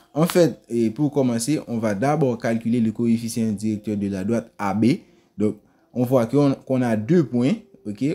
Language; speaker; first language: French; non-native, local second language; Haitian Creole